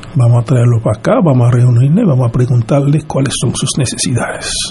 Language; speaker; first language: Spanish; non-native, fluent; Haitian Creole